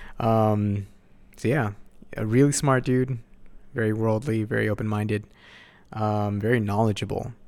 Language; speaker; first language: English; native; English